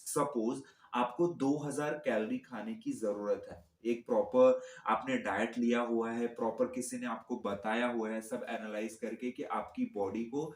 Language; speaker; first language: Hindi; native; Hindi